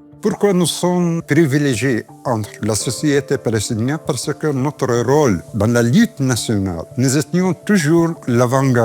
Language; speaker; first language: French; non-native, fluent; Arabic